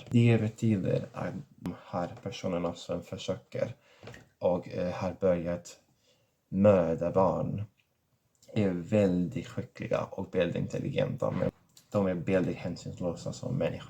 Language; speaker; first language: Swedish; non-native, fluent; Catalan